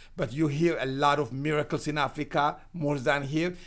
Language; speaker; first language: English; non-native, fluent; Amharic